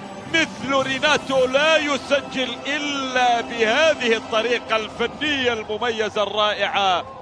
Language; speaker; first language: Arabic; native; Arabic